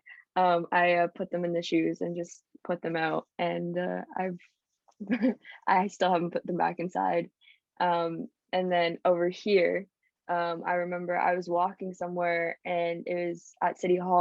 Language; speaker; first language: English; native; English